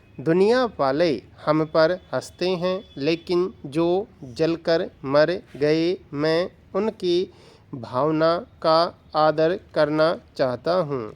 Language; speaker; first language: Hindi; native; Hindi